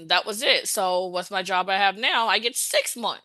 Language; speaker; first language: English; native; English